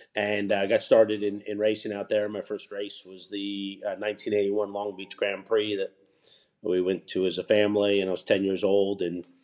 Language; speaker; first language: English; native; English